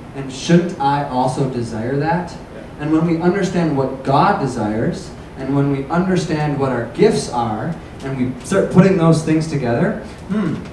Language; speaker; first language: English; native; English